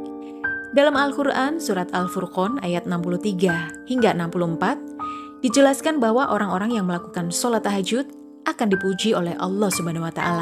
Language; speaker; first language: Indonesian; native; Indonesian